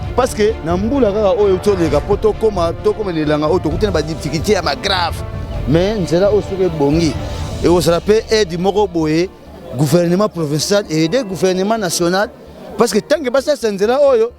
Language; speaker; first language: Lingala; non-native, local second language; Kongo